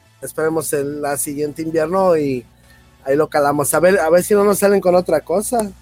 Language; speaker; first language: Spanish; native; Spanish